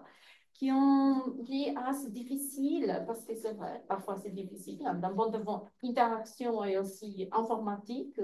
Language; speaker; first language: French; non-native, fluent; Polish